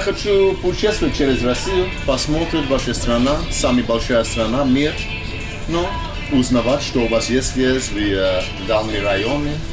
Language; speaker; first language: Russian; non-native, learner; English